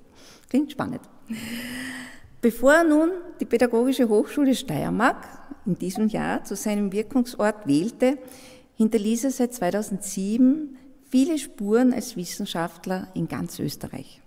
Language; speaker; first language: German; native; German